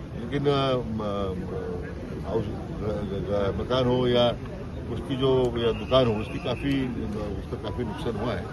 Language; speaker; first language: Hindi; non-native, local second language; Marathi